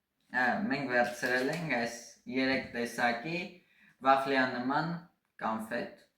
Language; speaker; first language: Armenian; early bilingual, heritage; Armenian